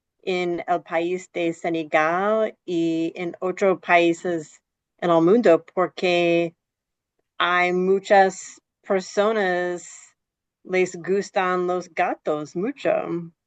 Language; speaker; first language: Spanish; non-native, learner; English